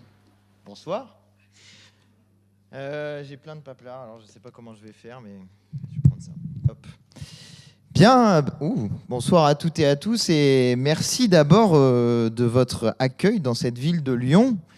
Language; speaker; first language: French; native; French